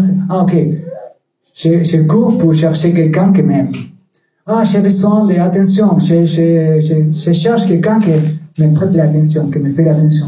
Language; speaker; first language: French; non-native, learner; Spanish